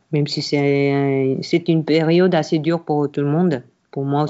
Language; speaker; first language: French; non-native, fluent; Korean